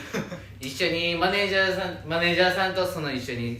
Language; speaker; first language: Japanese; native; Japanese